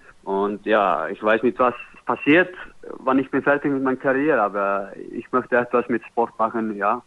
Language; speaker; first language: German; non-native, learner; Icelandic